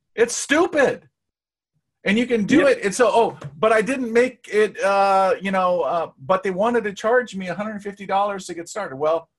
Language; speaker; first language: English; native; English